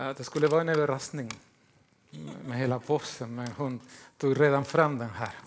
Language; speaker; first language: Swedish; non-native, fluent; Spanish